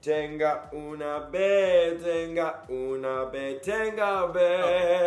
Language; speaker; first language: Spanish; non-native, learner; English